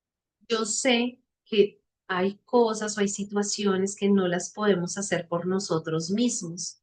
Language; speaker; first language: Spanish; native; Spanish